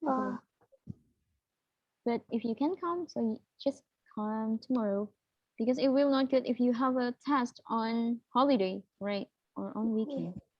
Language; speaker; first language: English; non-native, fluent; Indonesian